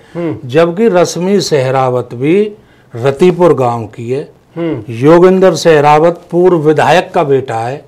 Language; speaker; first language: Hindi; native; Hindi